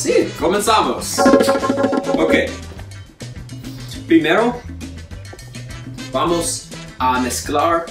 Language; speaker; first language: Spanish; non-native, learner; English